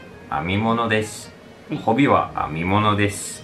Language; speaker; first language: Japanese; non-native, learner; Finnish